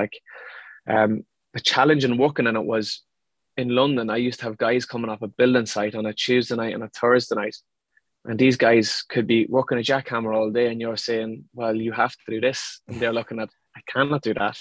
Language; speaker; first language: English; native; English